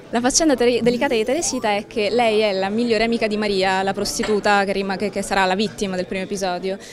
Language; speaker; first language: Italian; native; Italian